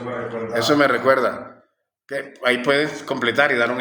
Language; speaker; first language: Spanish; native; Spanish